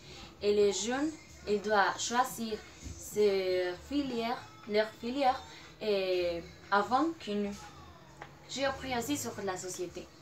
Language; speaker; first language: French; non-native, learner; Spanish